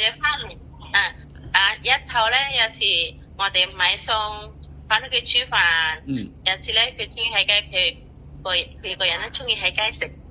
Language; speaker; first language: Cantonese; non-native, learner; Indonesian